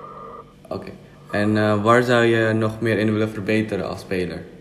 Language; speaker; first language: Dutch; non-native, fluent; Indonesian